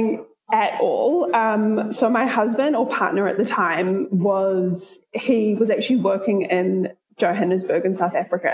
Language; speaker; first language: English; native; English